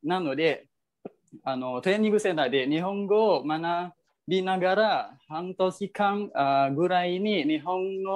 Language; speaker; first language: Japanese; non-native, fluent; Indonesian